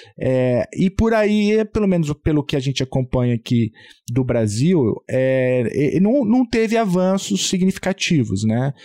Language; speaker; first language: Portuguese; native; Portuguese